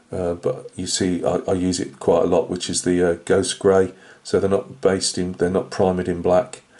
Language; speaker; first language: English; native; English